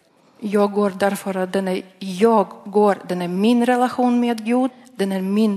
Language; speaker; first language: Swedish; non-native, learner; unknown